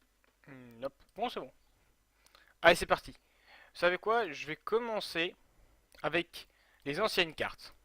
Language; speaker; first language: French; native; French